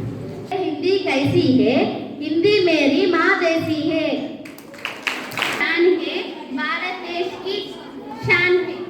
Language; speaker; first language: Hindi; non-native, local second language; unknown